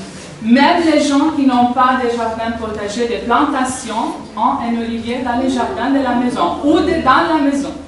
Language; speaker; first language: French; non-native, fluent; Italian